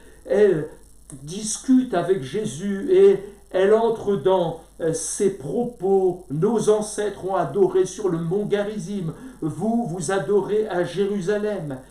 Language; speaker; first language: French; native; French